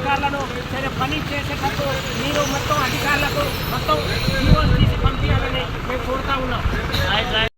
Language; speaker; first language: Telugu; non-native, local second language; Lambadi